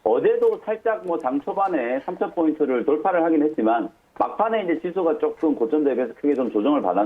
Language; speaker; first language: Korean; native; Korean